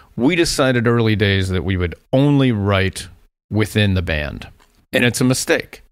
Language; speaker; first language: English; native; English